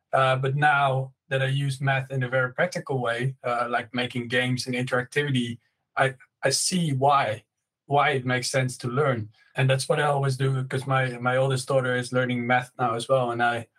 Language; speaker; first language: English; non-native, fluent; Dutch